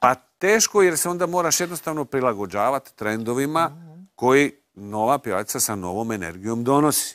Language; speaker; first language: Croatian; native; Croatian